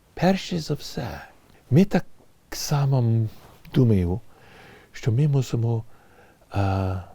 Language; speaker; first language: Ukrainian; early bilingual, heritage; English